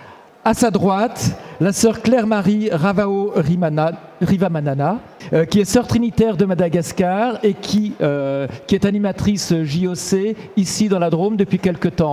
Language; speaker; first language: French; native; French